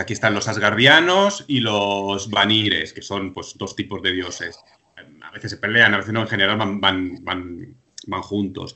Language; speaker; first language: Spanish; native; Spanish